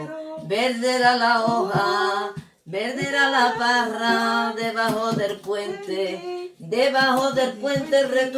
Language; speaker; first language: Spanish; native; Spanish